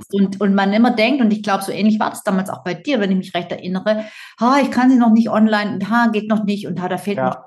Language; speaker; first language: German; native; German